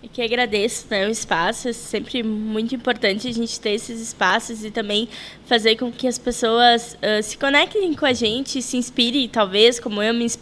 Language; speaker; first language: Portuguese; native; Portuguese